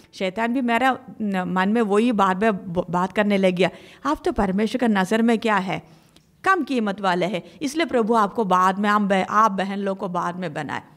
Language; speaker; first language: Hindi; non-native, local second language; Malayalam